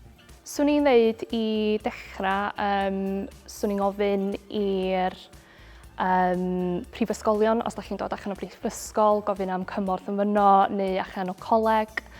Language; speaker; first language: Welsh; native; Welsh